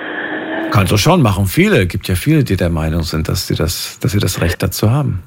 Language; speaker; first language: German; native; German